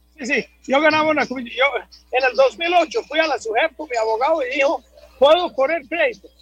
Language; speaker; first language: Spanish; non-native, fluent; English